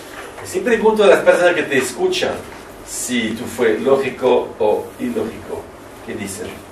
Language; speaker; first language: Spanish; non-native, learner; French